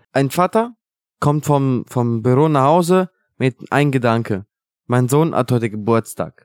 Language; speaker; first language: German; non-native, fluent; Italian